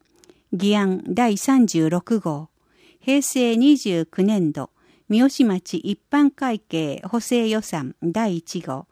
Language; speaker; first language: Japanese; native; Japanese